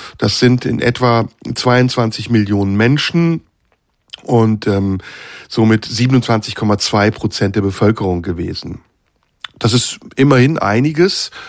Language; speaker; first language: German; early bilingual, other home language; Turkish